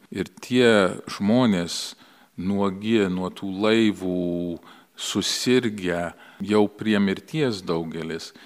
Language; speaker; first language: Lithuanian; early bilingual, heritage; Lithuanian